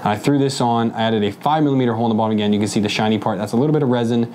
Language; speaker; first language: English; native; English